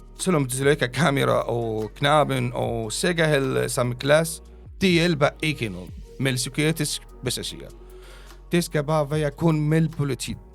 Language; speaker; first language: Danish; non-native, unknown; Arabic